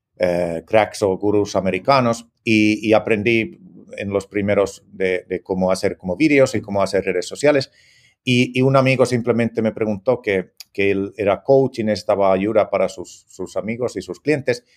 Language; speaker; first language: Spanish; non-native, fluent; Finnish